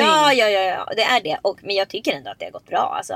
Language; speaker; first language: Swedish; native; Swedish